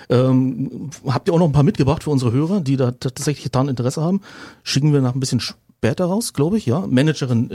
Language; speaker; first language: German; native; German